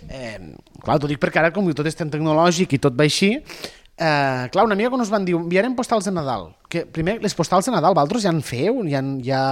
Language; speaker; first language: Catalan; native; Catalan